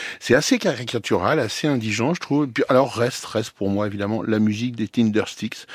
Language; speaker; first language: French; native; French